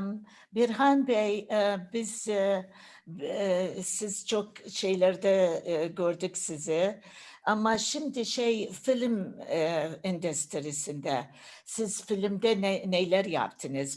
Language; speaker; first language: Turkish; non-native, learner; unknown